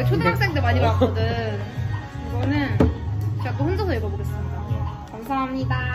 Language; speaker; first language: Korean; native; Korean